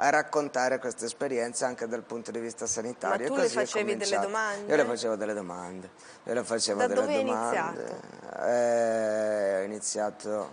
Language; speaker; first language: Italian; native; Italian